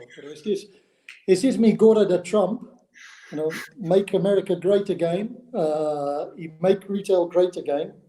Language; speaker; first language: Spanish; non-native, fluent; English